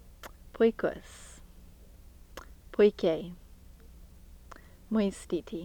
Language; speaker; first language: Lithuanian; early bilingual, heritage; Lithuanian